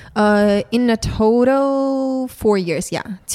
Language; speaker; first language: English; non-native, local second language; Chinese